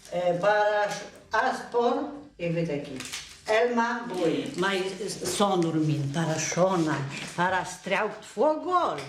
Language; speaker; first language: Icelandic; non-native, learner; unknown